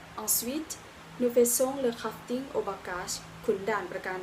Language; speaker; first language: French; non-native, learner; Thai